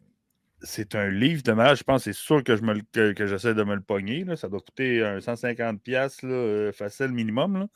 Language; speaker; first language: French; native; French